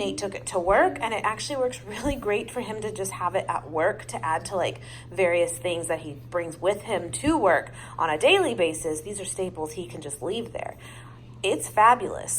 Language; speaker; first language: English; native; English